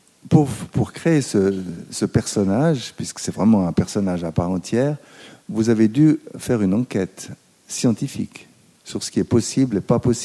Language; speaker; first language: French; native; French